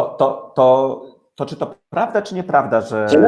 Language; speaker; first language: Polish; native; Polish